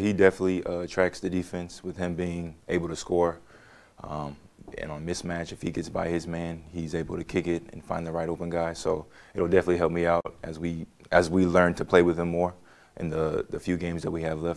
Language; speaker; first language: English; native; English